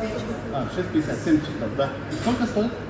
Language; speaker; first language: Russian; non-native, learner; Lithuanian